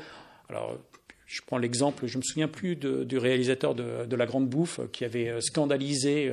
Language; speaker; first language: French; native; French